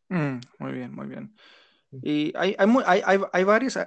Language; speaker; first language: Spanish; non-native, learner; English